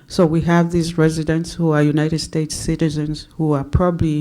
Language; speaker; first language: English; non-native, local second language; Swahili